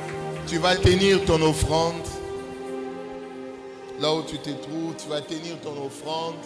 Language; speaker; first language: French; non-native, local second language; Lingala